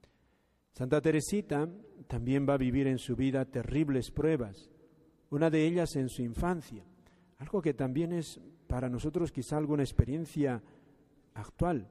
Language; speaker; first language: Spanish; native; Spanish